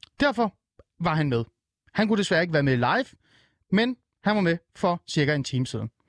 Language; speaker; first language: Danish; early bilingual, other home language; Persian